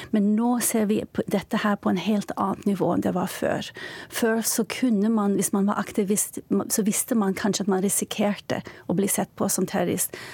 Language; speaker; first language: Norwegian; non-native, fluent; Turkish